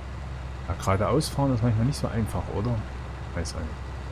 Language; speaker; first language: German; native; German